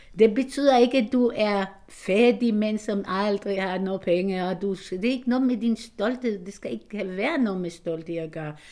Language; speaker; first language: Danish; non-native, fluent; Hebrew